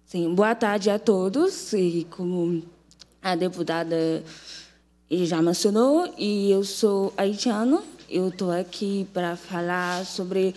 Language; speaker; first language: Portuguese; non-native, fluent; Haitian Creole